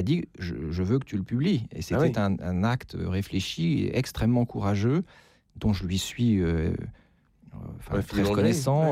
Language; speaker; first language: French; native; French